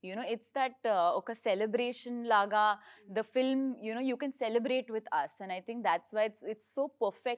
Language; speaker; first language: Telugu; non-native, learner; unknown